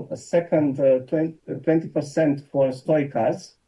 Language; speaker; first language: English; non-native, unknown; Romanian